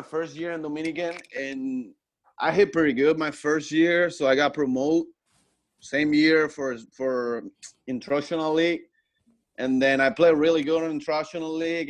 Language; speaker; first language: English; non-native, fluent; Spanish